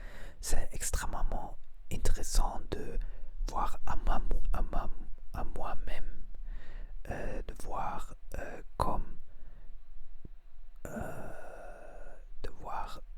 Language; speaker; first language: French; non-native, learner; Spanish